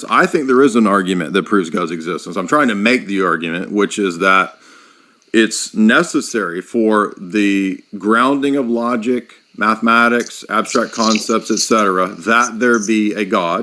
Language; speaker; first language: English; native; English